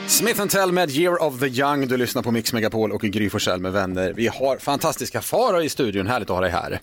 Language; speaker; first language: Swedish; native; Swedish